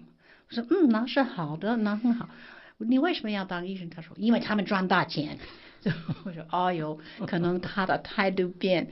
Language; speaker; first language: Chinese; non-native, fluent; English